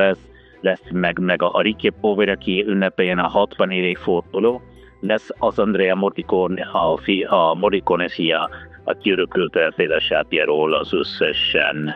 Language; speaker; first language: Hungarian; non-native, learner; Italian